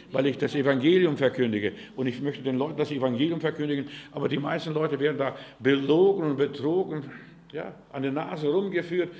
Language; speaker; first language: German; non-native, fluent; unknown